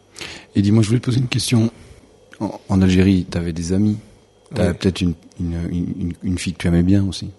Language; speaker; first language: French; native; French